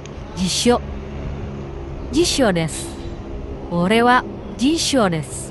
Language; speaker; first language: Japanese; non-native, fluent; Indonesian